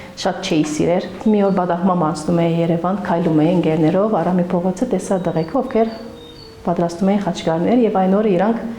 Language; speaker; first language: Armenian; early bilingual, heritage; Armenian